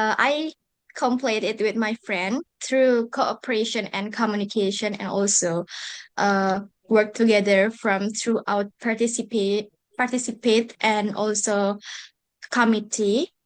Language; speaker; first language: English; non-native, learner; Indonesian